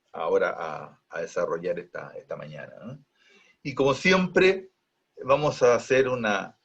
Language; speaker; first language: Spanish; native; Spanish